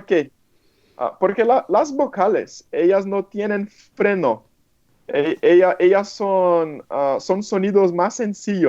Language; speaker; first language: Spanish; non-native, fluent; Portuguese